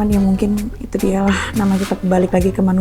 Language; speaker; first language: Indonesian; native; Indonesian